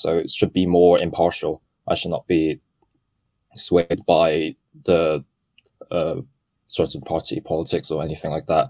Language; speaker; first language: English; non-native, local second language; Cantonese